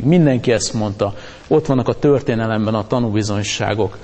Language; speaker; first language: Hungarian; native; Hungarian